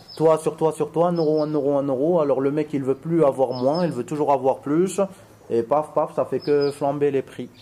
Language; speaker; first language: French; non-native, local second language; Arabic